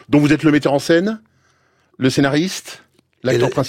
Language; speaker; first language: French; native; French